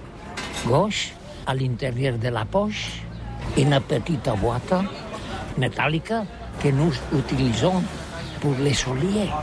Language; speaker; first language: French; non-native, learner; Catalan